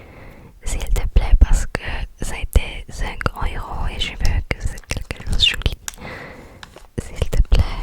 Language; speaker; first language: French; non-native, learner; English